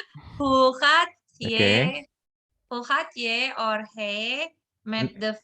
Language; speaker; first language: Dutch; non-native, learner; Indonesian